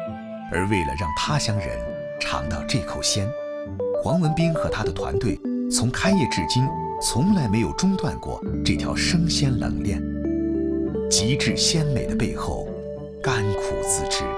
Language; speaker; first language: Chinese; native; Chinese